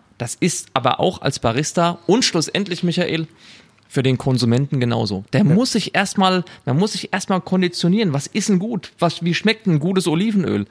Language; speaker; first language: German; native; German